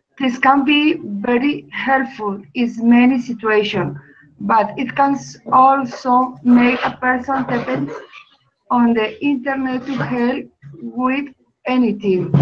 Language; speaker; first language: English; non-native, learner; Spanish